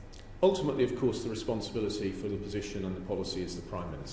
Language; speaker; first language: English; native; English